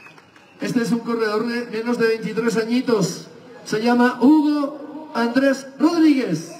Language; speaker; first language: Spanish; native; Spanish